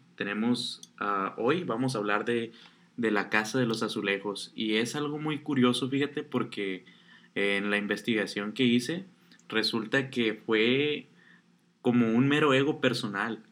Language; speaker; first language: Spanish; native; Spanish